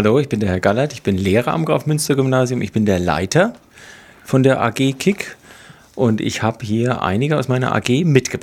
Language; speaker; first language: German; native; German